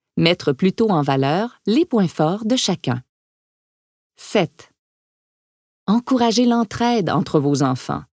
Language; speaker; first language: French; native; French